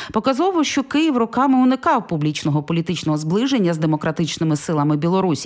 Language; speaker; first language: Ukrainian; native; Ukrainian